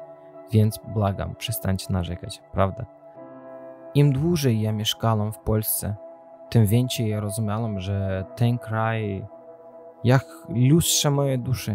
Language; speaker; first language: Polish; non-native, learner; Azerbaijani